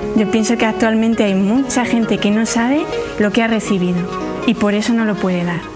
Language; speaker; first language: Spanish; native; Spanish